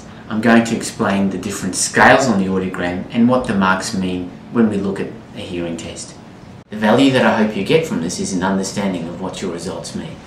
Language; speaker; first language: English; native; English